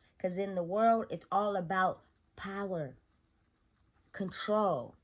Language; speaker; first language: English; native; English